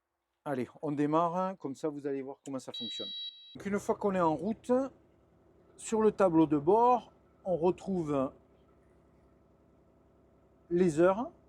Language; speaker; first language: French; native; French